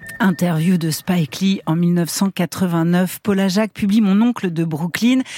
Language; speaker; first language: French; native; French